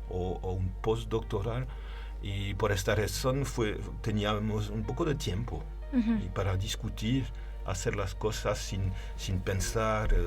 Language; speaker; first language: Spanish; non-native, learner; French